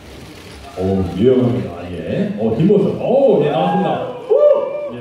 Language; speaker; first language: Korean; native; Korean